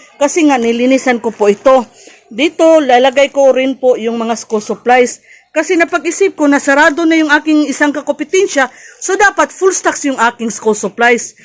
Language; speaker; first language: Filipino; non-native, local second language; Cebuano